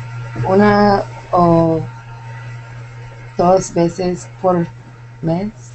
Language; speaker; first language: Spanish; non-native, learner; English